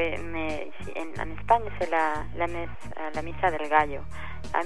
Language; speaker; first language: French; non-native, learner; Spanish